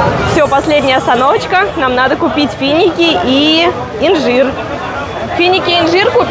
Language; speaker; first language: Russian; native; Russian